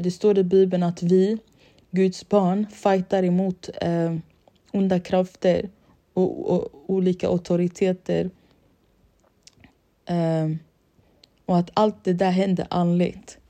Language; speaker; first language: Swedish; early bilingual, other home language; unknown